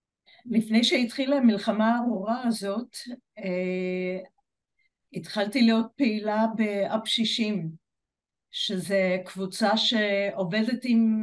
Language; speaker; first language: Hebrew; non-native, fluent; English